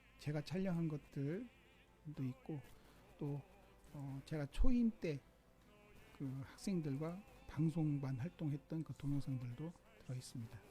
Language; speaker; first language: Korean; native; Korean